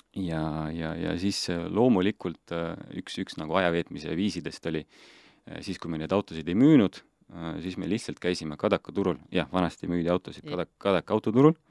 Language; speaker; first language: Estonian; non-native, local second language; Russian